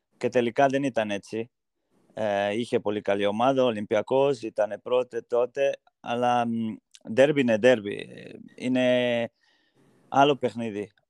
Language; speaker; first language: Greek; non-native, fluent; Portuguese